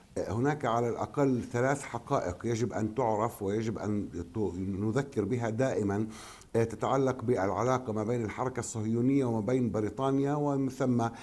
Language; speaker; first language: Arabic; native; Arabic